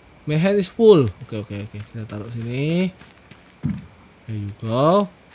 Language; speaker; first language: English; non-native, learner; Indonesian